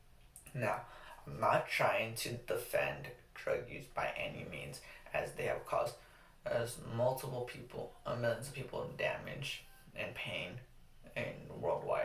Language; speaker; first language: English; native; English